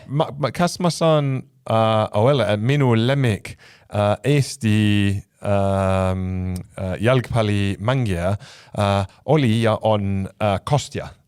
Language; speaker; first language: Estonian; non-native, fluent; English